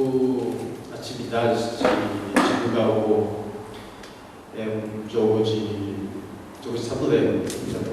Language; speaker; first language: Portuguese; non-native, fluent; Japanese